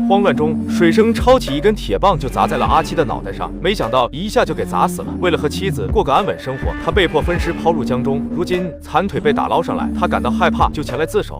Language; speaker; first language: Chinese; native; Chinese